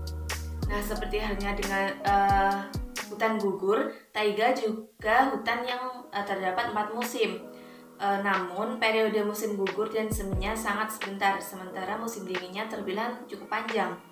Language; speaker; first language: Indonesian; native; Indonesian